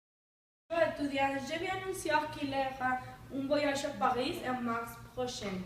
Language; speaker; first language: French; non-native, learner; Spanish